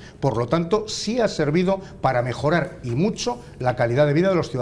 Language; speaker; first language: Spanish; native; Spanish